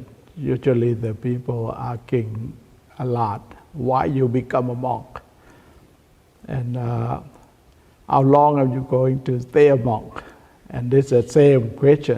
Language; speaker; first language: English; non-native, learner; Thai